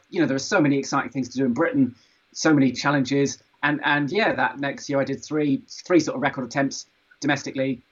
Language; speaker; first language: English; native; English